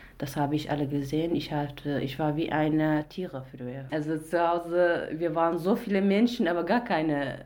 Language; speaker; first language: German; non-native, learner; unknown